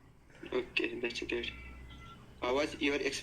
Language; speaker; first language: English; non-native, learner; Nepali